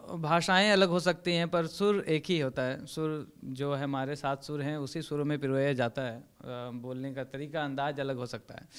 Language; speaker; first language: Hindi; native; Hindi